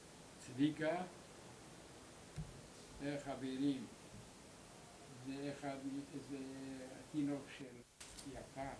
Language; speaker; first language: Hebrew; non-native, learner; German